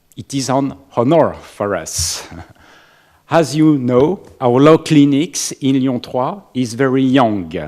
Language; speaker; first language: English; non-native, learner; French